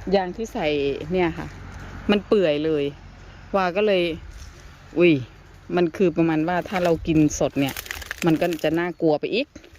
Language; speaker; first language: Thai; native; Thai